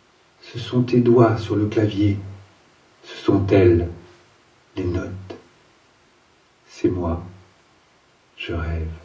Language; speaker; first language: French; native; French